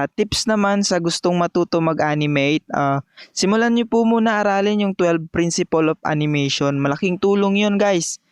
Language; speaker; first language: Filipino; non-native, local second language; Bikol